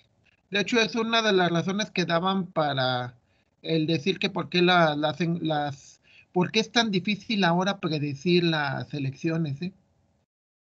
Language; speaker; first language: Spanish; native; Spanish